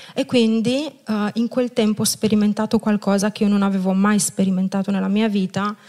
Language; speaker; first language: Italian; non-native, fluent; Romanian